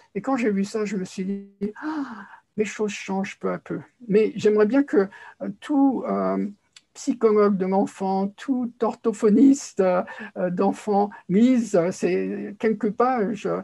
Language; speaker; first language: French; native; French